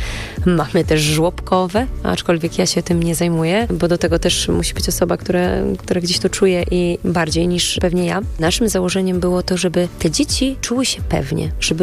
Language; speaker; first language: Polish; native; Polish